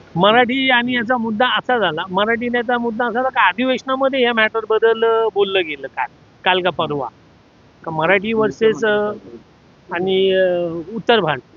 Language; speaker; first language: Marathi; native; Marathi